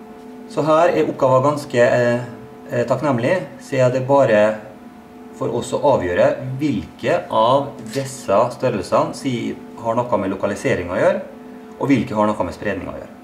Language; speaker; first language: Norwegian; native; Norwegian